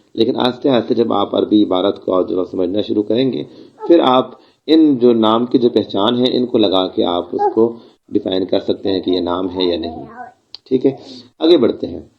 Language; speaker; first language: Urdu; non-native, local second language; Baluchi